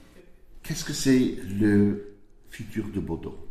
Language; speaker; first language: French; non-native, learner; English